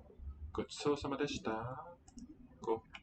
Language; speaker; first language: Japanese; non-native, learner; English